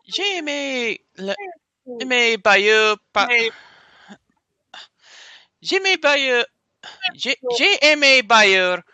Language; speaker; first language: French; non-native, learner; English